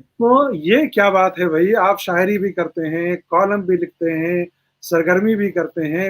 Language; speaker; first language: Hindi; native; Hindi